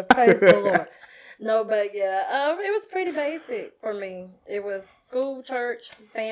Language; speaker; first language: English; native; English